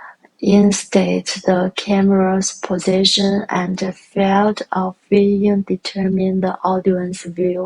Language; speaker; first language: English; non-native, learner; Chinese